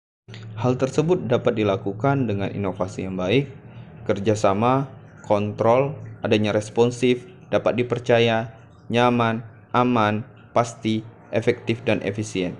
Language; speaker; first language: Indonesian; native; Indonesian